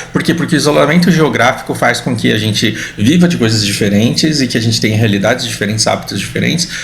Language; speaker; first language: Portuguese; native; Portuguese